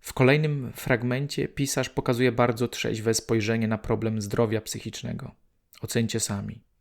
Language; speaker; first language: Polish; native; Polish